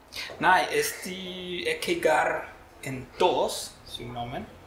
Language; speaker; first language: Greek; non-native, fluent; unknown